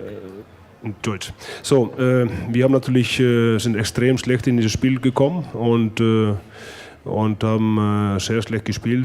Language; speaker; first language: German; non-native, fluent; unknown